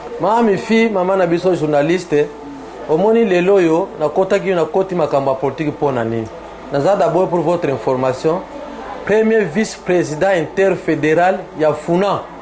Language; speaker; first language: Lingala; native; Lingala